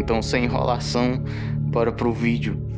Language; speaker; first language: Portuguese; native; Portuguese